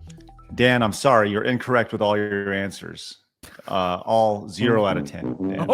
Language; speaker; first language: English; native; English